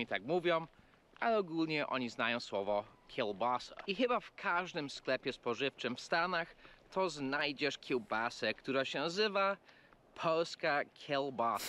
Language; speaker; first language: Polish; non-native, fluent; English